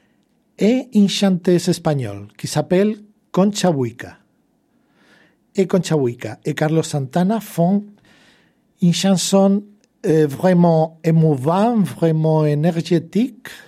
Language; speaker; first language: French; non-native, fluent; Spanish